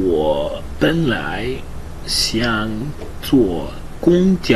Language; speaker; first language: Chinese; non-native, learner; English